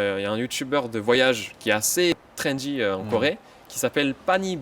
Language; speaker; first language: French; native; French